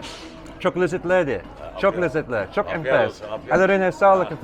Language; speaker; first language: Turkish; non-native, learner; English